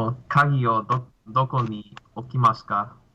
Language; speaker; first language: Japanese; non-native, learner; English